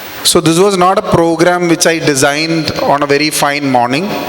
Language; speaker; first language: English; non-native, local second language; Malayalam